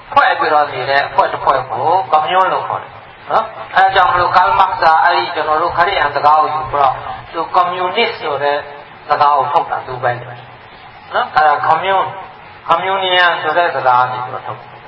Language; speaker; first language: Burmese; non-native, local second language; Hakha Chin